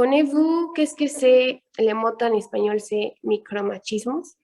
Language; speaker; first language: French; non-native, learner; Spanish